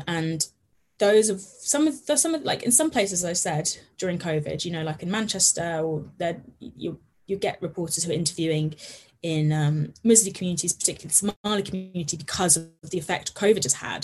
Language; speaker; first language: English; native; English